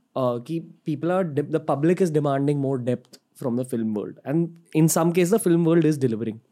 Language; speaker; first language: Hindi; native; Hindi